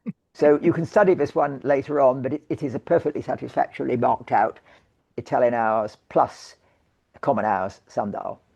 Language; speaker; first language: English; native; English